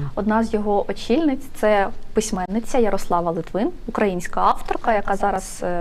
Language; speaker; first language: Ukrainian; native; Ukrainian